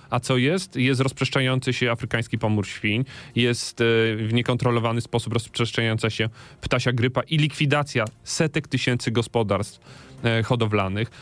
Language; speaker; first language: Polish; native; Polish